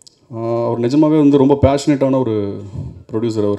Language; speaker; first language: Tamil; native; Tamil